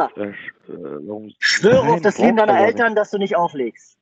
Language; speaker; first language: German; native; German